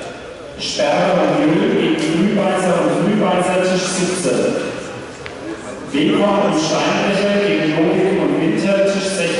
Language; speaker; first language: German; native; German